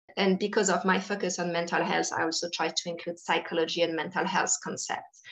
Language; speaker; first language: English; non-native, fluent; French